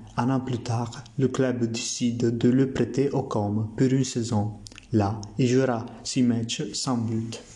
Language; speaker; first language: French; non-native, learner; Italian